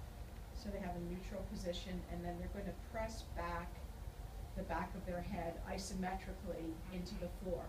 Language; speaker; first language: English; native; English